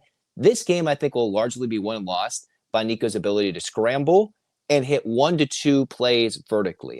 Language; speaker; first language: English; native; English